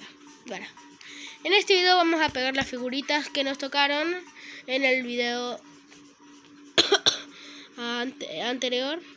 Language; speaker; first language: Spanish; native; Spanish